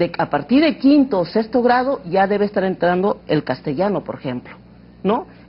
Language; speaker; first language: Spanish; non-native, local second language; Quechua